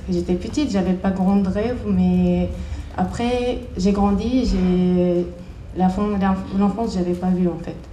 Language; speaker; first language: French; non-native, fluent; Chechen